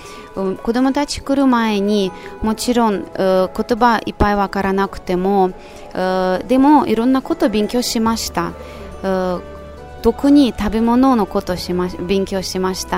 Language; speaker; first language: Japanese; non-native, fluent; Russian